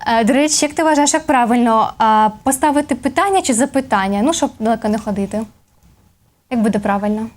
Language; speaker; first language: Ukrainian; native; Ukrainian